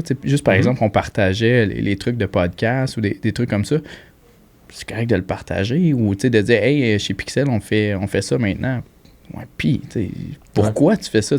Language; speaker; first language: French; native; French